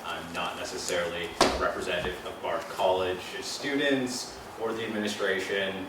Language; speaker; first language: English; native; English